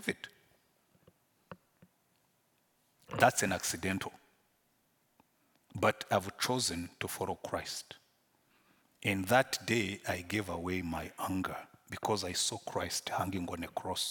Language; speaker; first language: English; non-native, local second language; Kinyarwanda